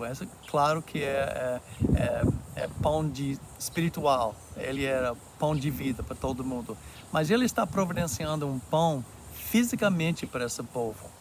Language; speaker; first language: Portuguese; non-native, fluent; English